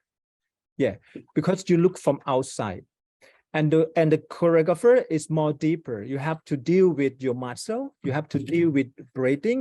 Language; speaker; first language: English; non-native, fluent; Thai